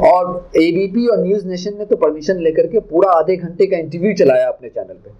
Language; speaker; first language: Hindi; native; Hindi